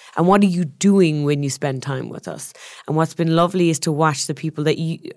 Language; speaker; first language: English; native; English